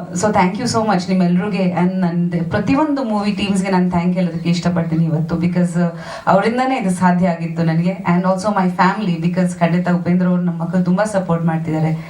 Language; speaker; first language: Kannada; non-native, fluent; Bangla